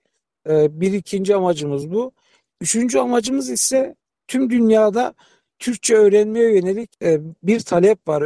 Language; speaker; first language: Turkish; native; Turkish